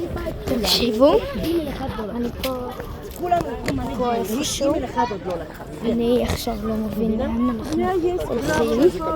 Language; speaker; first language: Hebrew; early bilingual, other home language; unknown